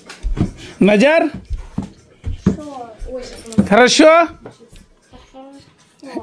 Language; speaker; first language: Russian; non-native, learner; Bangla